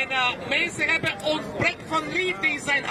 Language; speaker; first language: Dutch; non-native, learner; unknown